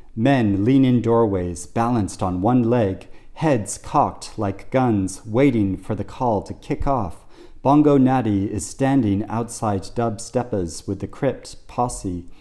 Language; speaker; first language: English; native; English